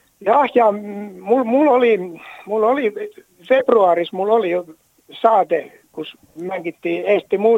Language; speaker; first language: Estonian; non-native, learner; Finnish